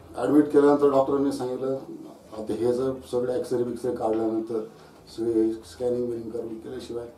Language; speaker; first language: Marathi; native; Marathi